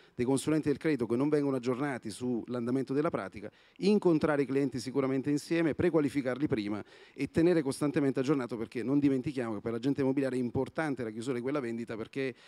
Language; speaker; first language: Italian; native; Italian